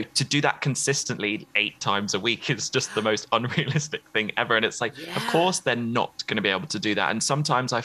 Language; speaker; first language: English; native; English